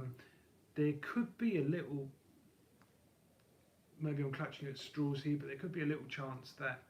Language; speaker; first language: English; native; English